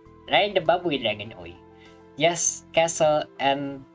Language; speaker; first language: English; non-native, fluent; Indonesian